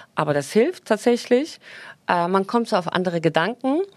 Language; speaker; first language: German; non-native, fluent; Turkish